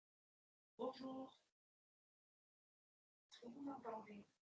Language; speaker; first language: French; non-native, local second language; Arabic